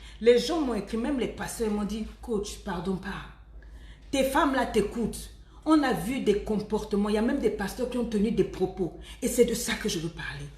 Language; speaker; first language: French; native; French